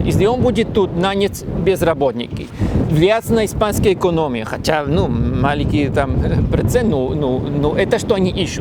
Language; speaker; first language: Russian; non-native, learner; Spanish